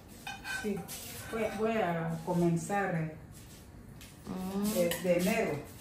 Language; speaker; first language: Spanish; non-native, learner; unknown